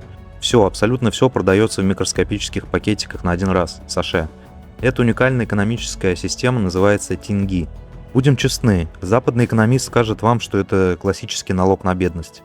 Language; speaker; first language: Russian; native; Russian